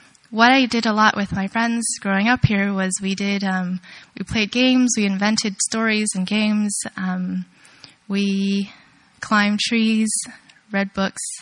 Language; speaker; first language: English; early bilingual, other home language; Chinese